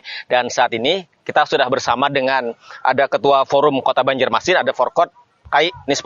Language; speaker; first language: Indonesian; native; Indonesian